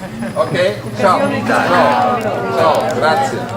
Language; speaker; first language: Italian; non-native, learner; German